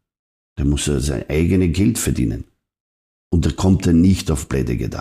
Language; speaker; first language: German; non-native, fluent; Serbian